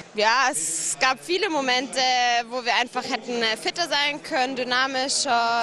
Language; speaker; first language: German; native; German